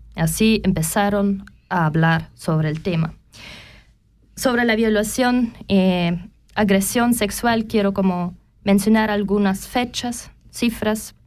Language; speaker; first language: Spanish; non-native, learner; German